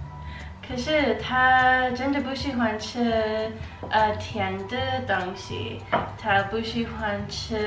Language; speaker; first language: Chinese; non-native, learner; English